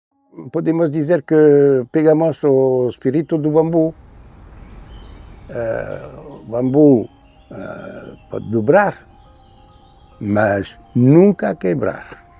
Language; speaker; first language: Portuguese; non-native, fluent; French